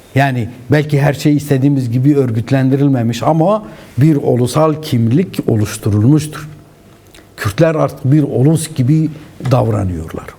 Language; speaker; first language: Turkish; non-native, local second language; Kurdish